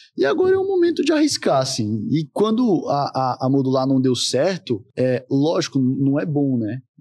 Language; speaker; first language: Portuguese; native; Portuguese